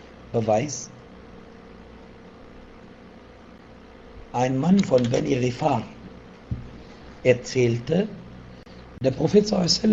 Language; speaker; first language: German; non-native, fluent; Arabic